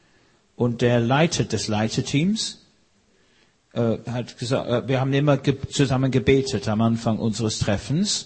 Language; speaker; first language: German; non-native, fluent; English